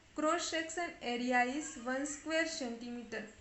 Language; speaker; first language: English; non-native, local second language; Gujarati